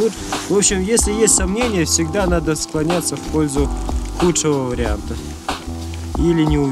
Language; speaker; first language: Russian; native; Russian